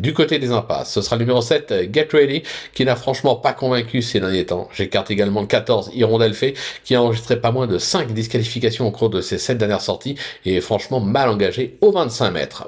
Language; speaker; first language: French; native; French